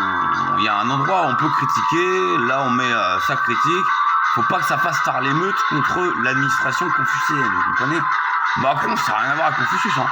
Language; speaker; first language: French; native; French